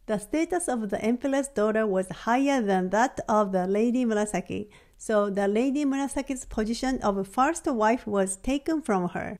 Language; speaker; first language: English; non-native, fluent; Japanese